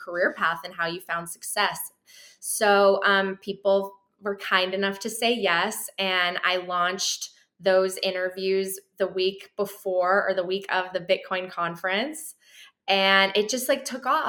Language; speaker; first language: English; native; English